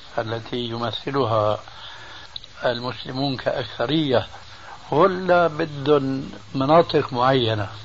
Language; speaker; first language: Arabic; early bilingual, other home language; Albanian